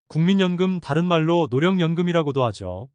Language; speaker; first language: Korean; native; Korean